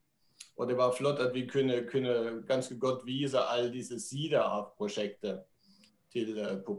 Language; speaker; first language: Norwegian; non-native, fluent; German